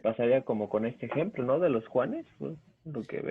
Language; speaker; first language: Spanish; native; Spanish